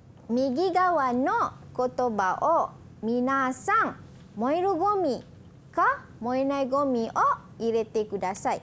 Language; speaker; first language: Japanese; non-native, fluent; Malay